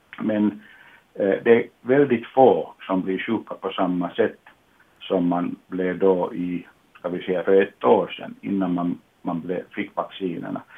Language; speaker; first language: Swedish; non-native, local second language; Finnish